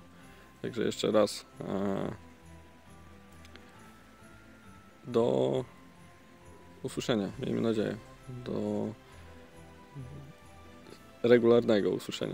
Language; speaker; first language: Polish; native; Polish